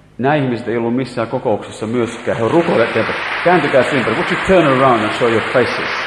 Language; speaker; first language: Finnish; native; Finnish